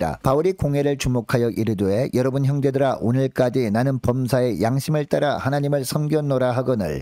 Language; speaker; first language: Korean; native; Korean